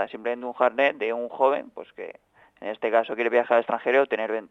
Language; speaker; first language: Spanish; native; Spanish